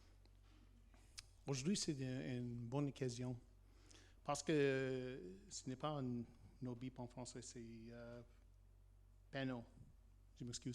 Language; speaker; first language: French; non-native, learner; English